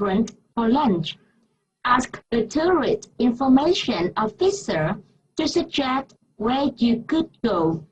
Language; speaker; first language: English; non-native, fluent; Vietnamese